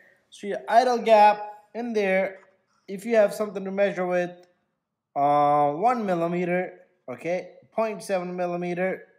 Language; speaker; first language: English; native; English